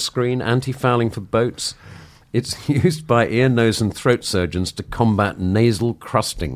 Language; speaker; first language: English; native; English